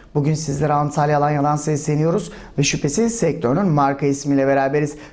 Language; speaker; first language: Turkish; native; Turkish